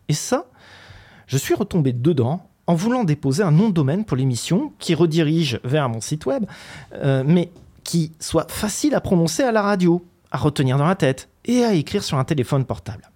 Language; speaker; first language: French; native; French